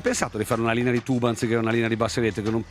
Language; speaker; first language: Italian; native; Italian